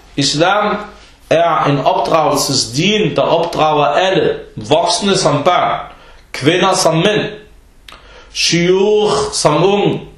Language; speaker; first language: Danish; early bilingual, other home language; Arabic